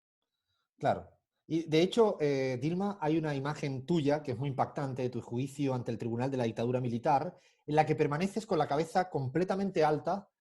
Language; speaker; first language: Spanish; native; Spanish